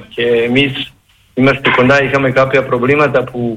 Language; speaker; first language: Greek; non-native, learner; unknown